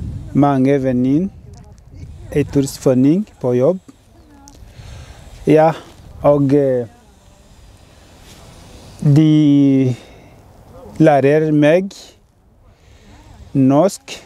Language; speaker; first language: Norwegian; non-native, learner; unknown